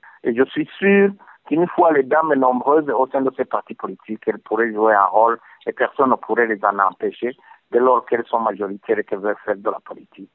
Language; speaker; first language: French; non-native, local second language; Rundi